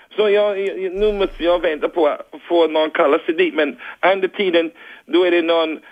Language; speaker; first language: Swedish; non-native, fluent; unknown